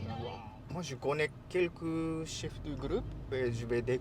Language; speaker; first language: French; non-native, learner; Japanese